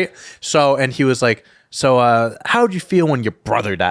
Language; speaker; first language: English; native; English